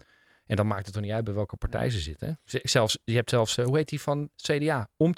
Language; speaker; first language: Dutch; native; Dutch